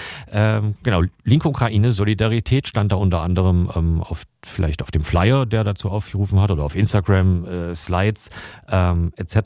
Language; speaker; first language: German; native; German